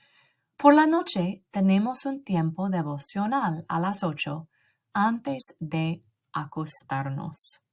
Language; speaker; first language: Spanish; non-native, learner; English